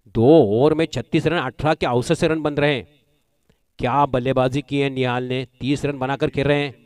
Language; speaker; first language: Hindi; non-native, local second language; Marathi